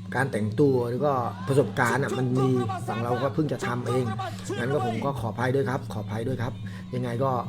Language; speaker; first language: Thai; non-native, fluent; Khmer